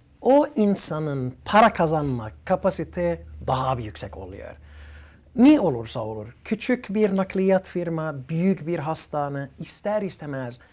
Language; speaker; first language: Turkish; early bilingual, other home language; Arabic